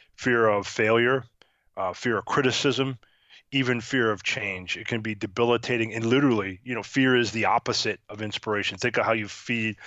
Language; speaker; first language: English; native; English